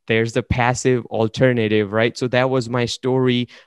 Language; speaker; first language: English; non-native, local second language; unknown